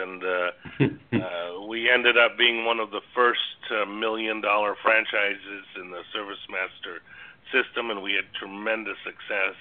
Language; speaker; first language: English; native; English